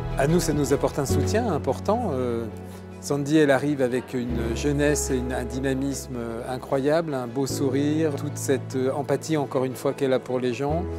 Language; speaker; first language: French; native; French